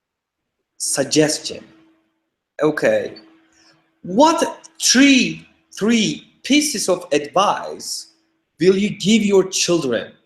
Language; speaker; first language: English; non-native, fluent; Turkish